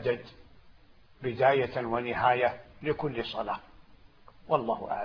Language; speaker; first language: Arabic; native; Arabic